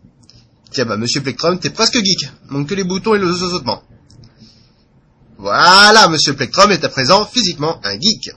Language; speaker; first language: French; native; French